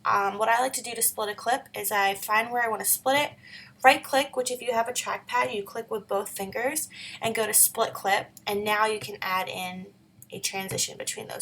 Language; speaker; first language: English; native; English